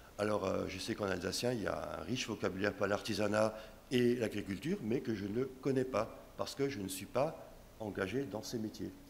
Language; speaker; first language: French; non-native, local second language; Swiss German